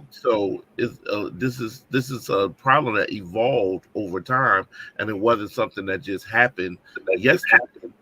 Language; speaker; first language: English; native; English